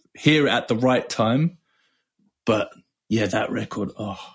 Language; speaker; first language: English; native; English